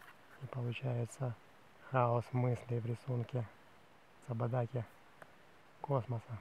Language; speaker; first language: Russian; native; Russian